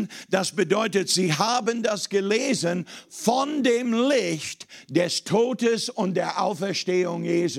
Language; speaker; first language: German; non-native, fluent; English